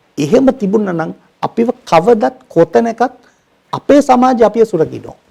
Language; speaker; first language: Sinhala; non-native, local second language; Tamil